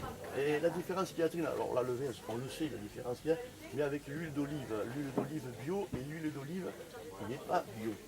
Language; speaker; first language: French; native; French